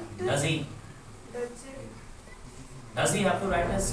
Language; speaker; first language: English; non-native, fluent; Hindi